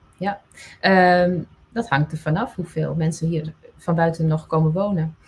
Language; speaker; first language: Dutch; non-native, local second language; Western Frisian